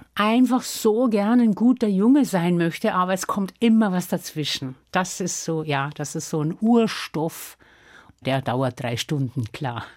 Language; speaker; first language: German; non-native, local second language; Swiss German